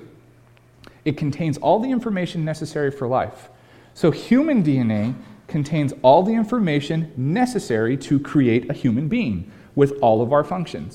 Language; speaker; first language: English; native; English